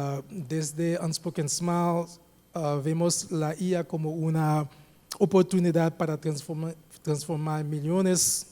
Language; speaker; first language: Spanish; non-native, fluent; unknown